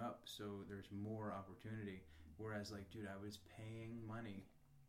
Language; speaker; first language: English; native; English